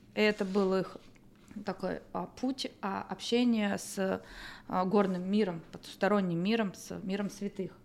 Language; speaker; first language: Russian; native; Russian